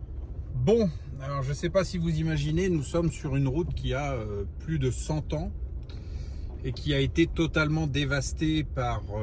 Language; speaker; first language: French; native; French